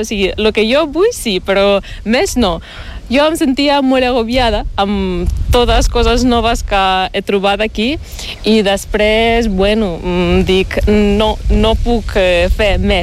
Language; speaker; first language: Catalan; non-native, learner; Ukrainian